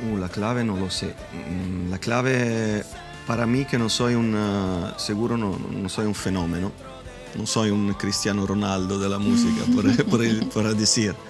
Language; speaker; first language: Spanish; non-native, fluent; Italian